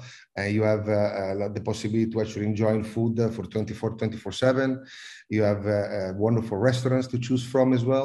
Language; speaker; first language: English; non-native, fluent; Italian